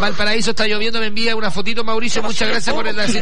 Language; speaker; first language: Spanish; native; Spanish